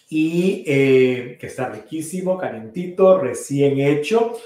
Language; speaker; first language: Spanish; native; Spanish